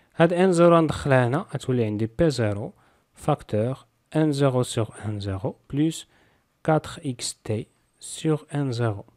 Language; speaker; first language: French; non-native, local second language; Arabic